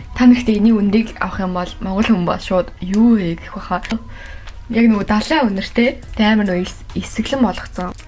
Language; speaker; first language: Mongolian; early bilingual, heritage; Mongolian